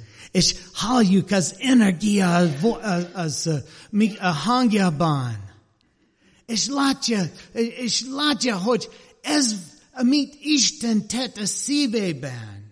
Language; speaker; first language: Hungarian; non-native, learner; English